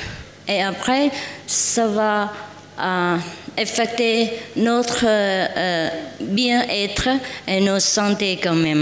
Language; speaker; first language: French; non-native, learner; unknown